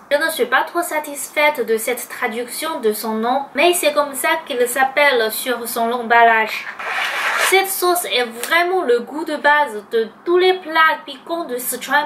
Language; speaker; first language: French; non-native, fluent; Chinese